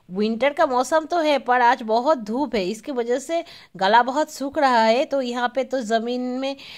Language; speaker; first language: Hindi; non-native, local second language; Bangla